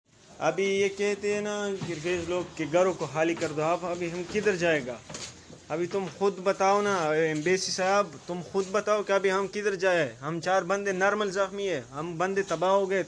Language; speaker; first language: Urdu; non-native, local second language; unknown